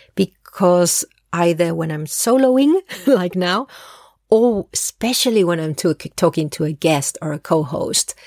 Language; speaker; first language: English; early bilingual, other home language; Spanish